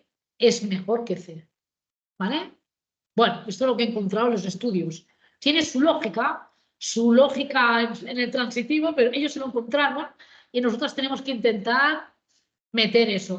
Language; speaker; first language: Spanish; native; Spanish